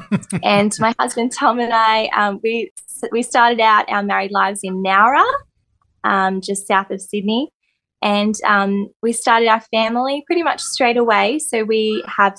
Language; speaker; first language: English; native; English